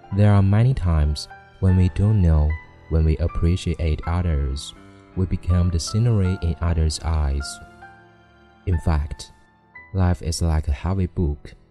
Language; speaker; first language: English; non-native, fluent; Chinese